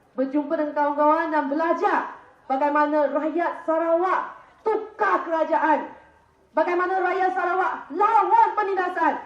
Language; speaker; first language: Malay; non-native, local second language; Chinese